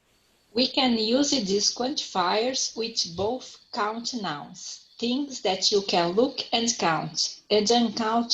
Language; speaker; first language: English; non-native, learner; Portuguese